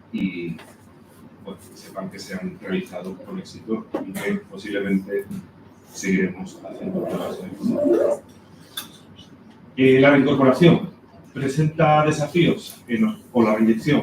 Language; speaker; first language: Spanish; native; Spanish